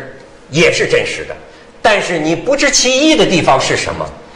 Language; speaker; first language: Chinese; native; Chinese